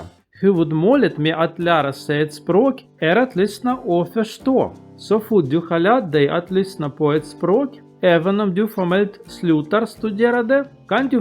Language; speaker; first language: Swedish; non-native, learner; Russian